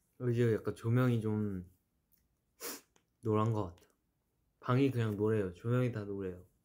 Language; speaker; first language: Korean; early bilingual, heritage; Korean